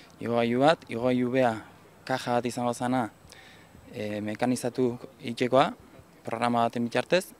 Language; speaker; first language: Basque; native; Basque